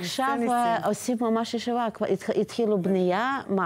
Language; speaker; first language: Hebrew; non-native, fluent; Russian